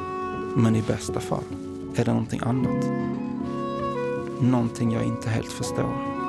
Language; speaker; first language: Swedish; native; Swedish